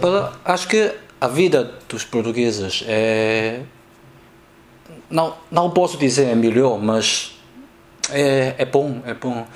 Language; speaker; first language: Portuguese; non-native, learner; Chinese